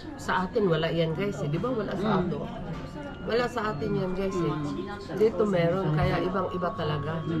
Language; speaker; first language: Filipino; native; Filipino